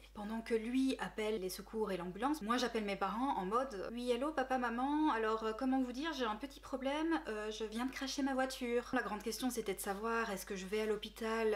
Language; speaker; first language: French; native; French